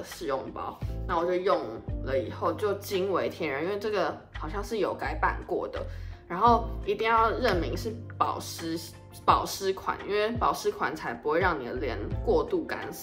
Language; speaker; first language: Chinese; native; Chinese